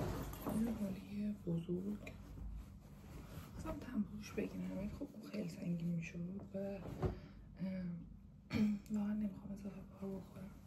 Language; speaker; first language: Persian; native; Persian